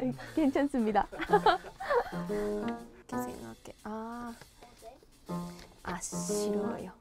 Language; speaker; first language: Korean; non-native, learner; Japanese